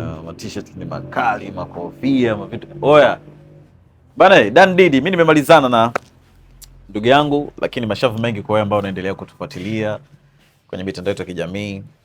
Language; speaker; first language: Swahili; native; Swahili